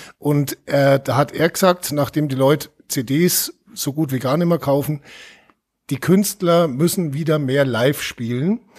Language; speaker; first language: German; native; German